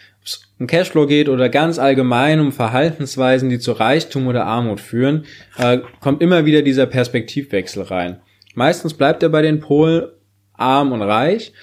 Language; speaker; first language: German; native; German